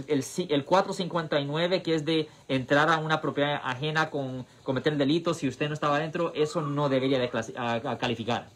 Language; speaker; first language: Spanish; early bilingual, heritage; Spanish